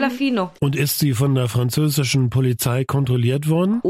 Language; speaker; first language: German; native; German